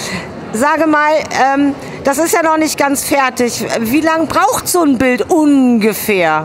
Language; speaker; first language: German; native; German